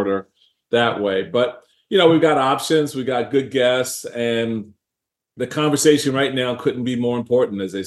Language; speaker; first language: English; native; English